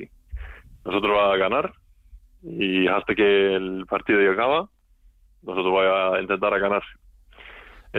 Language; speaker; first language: Spanish; non-native, learner; Icelandic